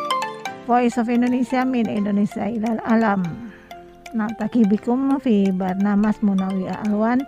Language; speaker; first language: Arabic; non-native, learner; Indonesian